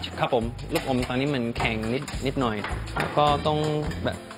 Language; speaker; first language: Thai; non-native, fluent; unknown